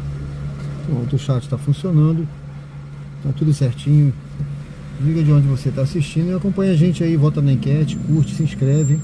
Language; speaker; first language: Portuguese; native; Portuguese